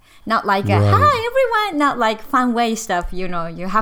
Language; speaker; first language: English; non-native, learner; Japanese